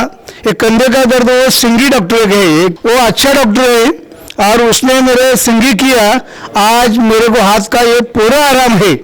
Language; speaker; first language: Hindi; non-native, local second language; Marathi